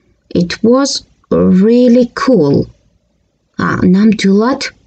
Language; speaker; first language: English; non-native, fluent; Georgian